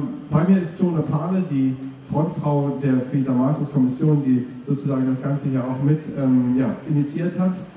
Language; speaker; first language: German; native; German